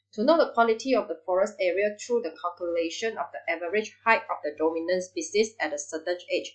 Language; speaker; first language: English; non-native, local second language; Chinese